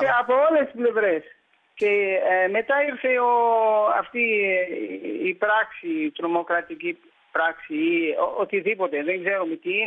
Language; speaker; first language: Greek; early bilingual, heritage; Greek